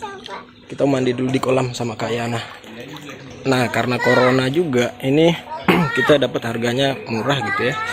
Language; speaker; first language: Indonesian; native; Indonesian